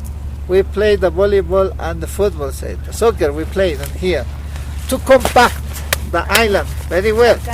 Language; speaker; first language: English; non-native, learner; Spanish